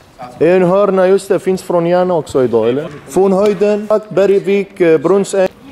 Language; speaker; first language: Swedish; non-native, local second language; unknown